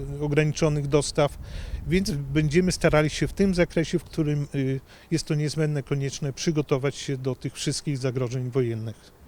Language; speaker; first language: Polish; native; Polish